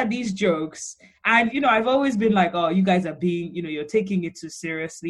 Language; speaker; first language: English; non-native, local second language; Yoruba